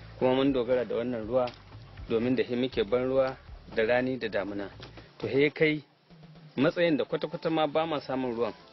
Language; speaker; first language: Hausa; native; Hausa